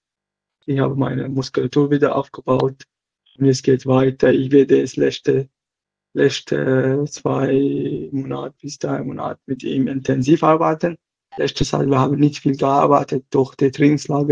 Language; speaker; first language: German; non-native, local second language; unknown